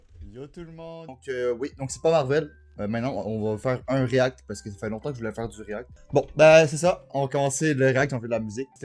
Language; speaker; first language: French; native; French